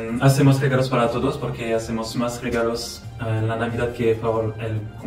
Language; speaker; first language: Spanish; non-native, learner; French